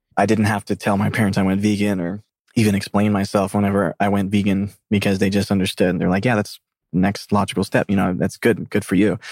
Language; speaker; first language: English; native; English